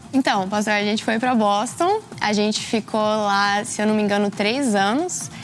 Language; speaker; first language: Portuguese; early bilingual, heritage; Portuguese